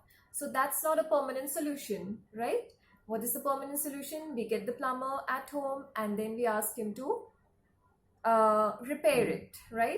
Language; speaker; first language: English; non-native, local second language; Hindi